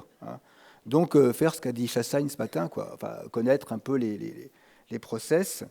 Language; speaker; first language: French; native; French